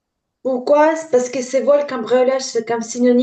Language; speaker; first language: French; non-native, learner; Ukrainian